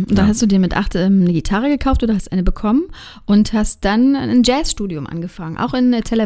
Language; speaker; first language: German; native; German